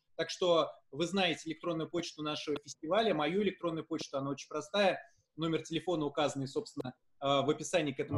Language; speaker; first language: Russian; native; Russian